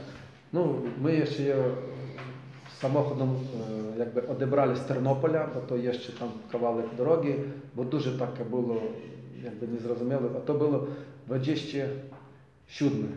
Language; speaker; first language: Polish; non-native, learner; Ukrainian